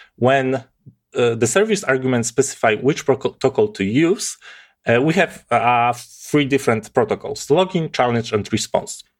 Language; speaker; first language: English; non-native, fluent; Polish